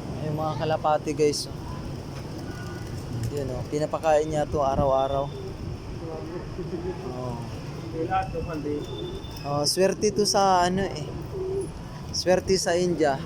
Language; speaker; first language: Filipino; non-native, local second language; Cebuano